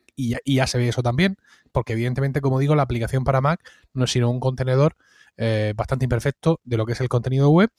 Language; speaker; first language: Spanish; native; Spanish